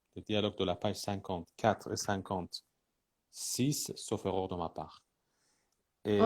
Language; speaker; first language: French; non-native, fluent; Persian